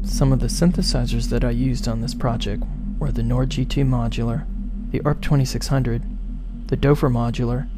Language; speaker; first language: English; native; English